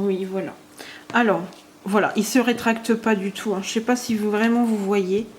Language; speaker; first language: French; native; French